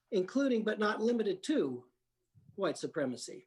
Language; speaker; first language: English; native; English